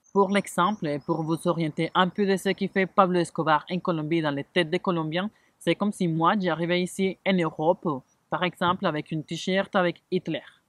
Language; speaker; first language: French; non-native, fluent; Spanish